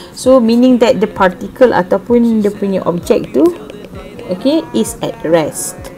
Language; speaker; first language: English; non-native, local second language; Malay